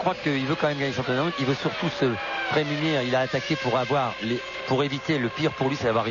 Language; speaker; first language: French; native; French